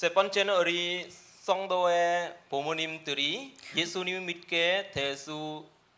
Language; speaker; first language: Korean; non-native, learner; Khmer